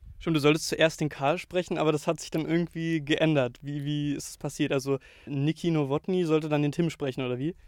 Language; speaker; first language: German; native; German